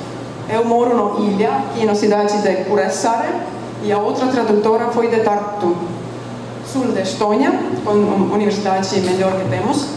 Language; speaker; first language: Portuguese; non-native, fluent; Estonian